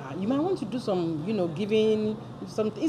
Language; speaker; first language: English; non-native, local second language; Yoruba